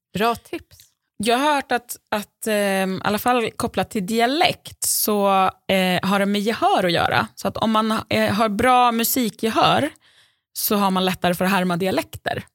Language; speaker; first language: Swedish; native; Swedish